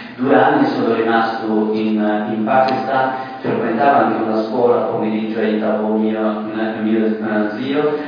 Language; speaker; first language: Italian; non-native, fluent; Persian